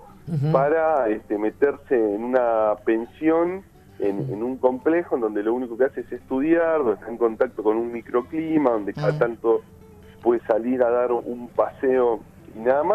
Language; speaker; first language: Spanish; native; Spanish